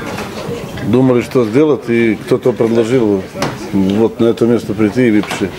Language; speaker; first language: Russian; non-native, fluent; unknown